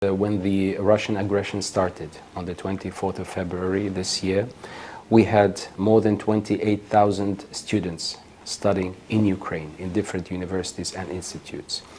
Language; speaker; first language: English; non-native, fluent; Ukrainian